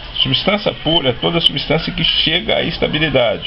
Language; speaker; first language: Portuguese; native; Portuguese